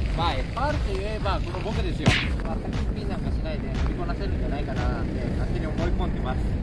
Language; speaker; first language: Japanese; native; Japanese